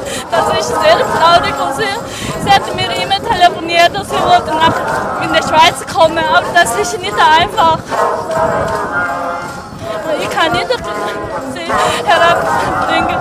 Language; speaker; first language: German; non-native, learner; Tibetan